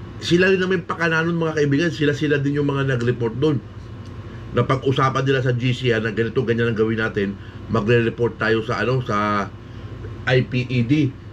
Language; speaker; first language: Filipino; native; Filipino